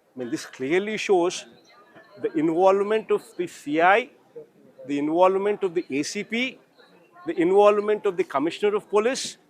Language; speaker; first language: English; non-native, local second language; Telugu